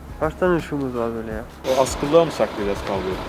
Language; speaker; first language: Turkish; native; Turkish